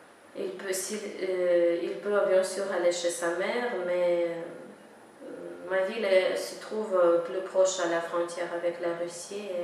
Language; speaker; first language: French; non-native, fluent; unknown